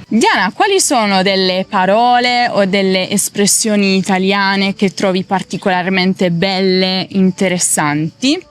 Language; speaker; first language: Italian; native; Italian